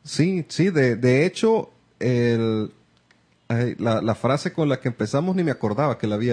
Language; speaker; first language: Spanish; native; Spanish